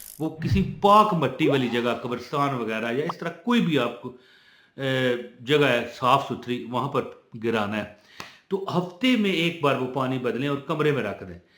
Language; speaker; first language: Urdu; non-native, local second language; Punjabi